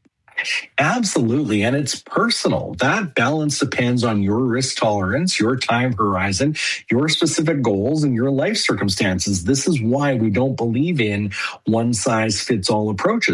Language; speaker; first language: English; native; English